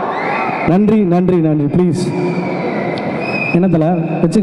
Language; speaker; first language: Tamil; native; Tamil